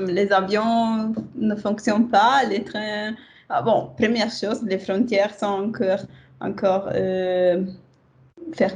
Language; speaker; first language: French; non-native, fluent; Italian